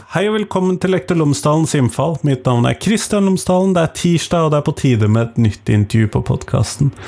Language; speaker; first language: Norwegian; native; Norwegian